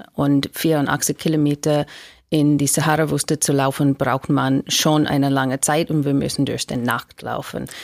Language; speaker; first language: German; non-native, fluent; English